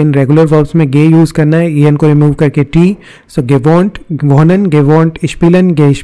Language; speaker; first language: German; non-native, fluent; Hindi